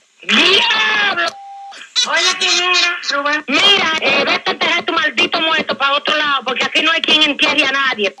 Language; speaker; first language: Spanish; native; Spanish